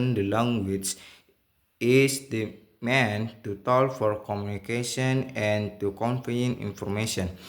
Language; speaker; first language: English; non-native, learner; Indonesian